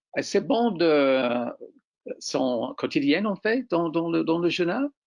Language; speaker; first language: French; non-native, fluent; English